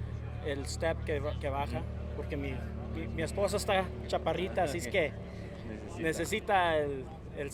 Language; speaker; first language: Spanish; early bilingual, other home language; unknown